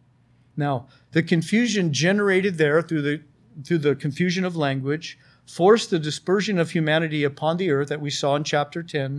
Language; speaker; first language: English; native; English